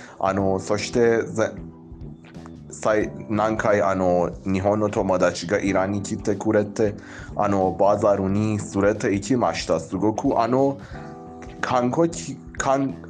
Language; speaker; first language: Japanese; non-native, fluent; Persian